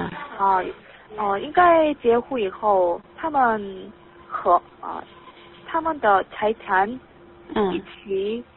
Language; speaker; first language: Chinese; non-native, learner; Korean